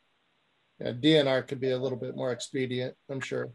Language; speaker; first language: English; native; English